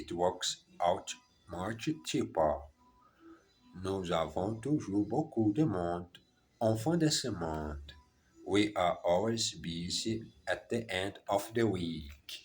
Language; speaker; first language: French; non-native, learner; German